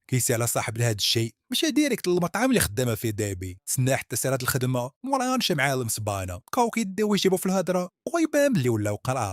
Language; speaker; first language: Arabic; native; Arabic